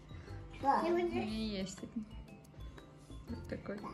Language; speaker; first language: Russian; early bilingual, heritage; Azerbaijani